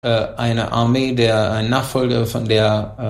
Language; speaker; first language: German; non-native, fluent; Hungarian